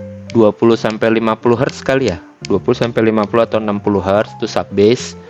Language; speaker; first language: Indonesian; native; Indonesian